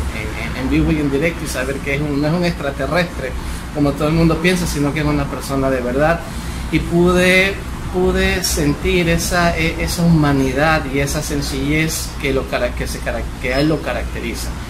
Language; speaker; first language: Spanish; native; Spanish